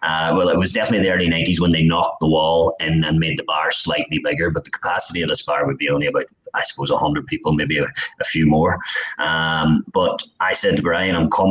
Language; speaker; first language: English; native; English